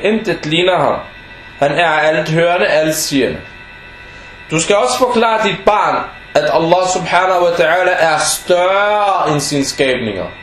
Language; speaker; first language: Danish; non-native, fluent; Arabic